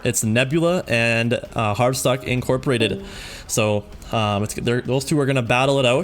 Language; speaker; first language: English; native; English